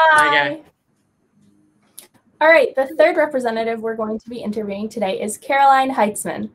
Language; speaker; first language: English; native; English